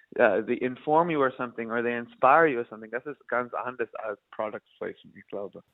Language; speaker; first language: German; non-native, learner; English